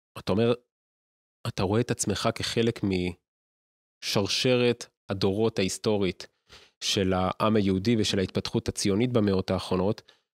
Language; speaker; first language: Hebrew; native; Hebrew